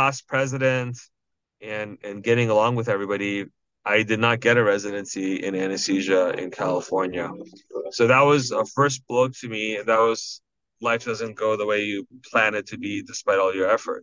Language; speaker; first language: English; native; English